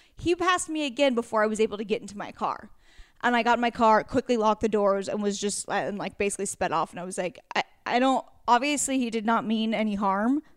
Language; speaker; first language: English; native; English